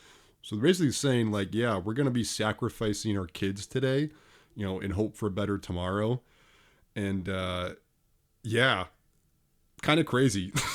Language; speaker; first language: English; native; English